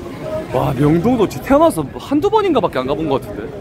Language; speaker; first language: Korean; native; Korean